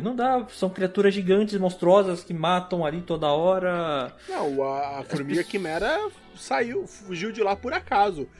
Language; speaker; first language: Portuguese; native; Portuguese